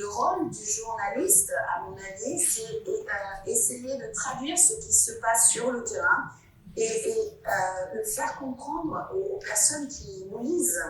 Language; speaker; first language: French; non-native, fluent; Italian